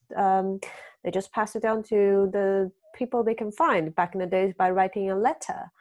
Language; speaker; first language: English; early bilingual, other home language; Chinese